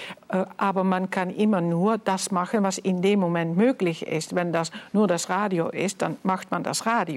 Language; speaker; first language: German; non-native, fluent; Dutch